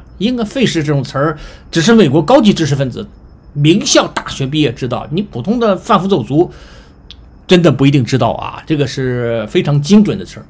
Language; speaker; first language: Chinese; native; Chinese